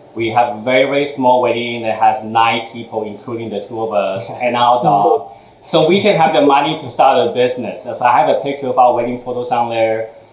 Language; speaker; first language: English; early bilingual, other home language; Chinese